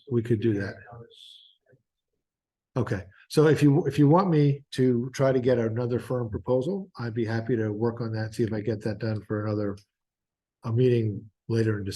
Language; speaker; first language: English; native; English